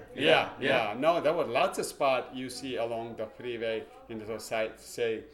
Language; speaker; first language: English; non-native, local second language; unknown